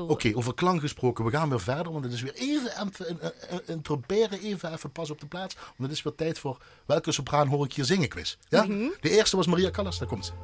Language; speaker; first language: Dutch; native; Dutch